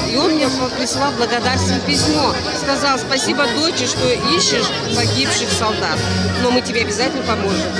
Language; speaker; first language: Russian; non-native, local second language; Kazakh